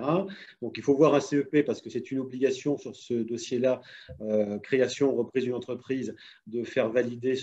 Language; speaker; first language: French; native; French